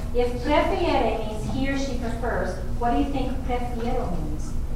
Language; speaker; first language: English; native; English